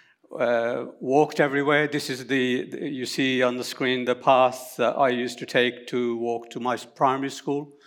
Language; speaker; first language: English; early bilingual, other home language; Urdu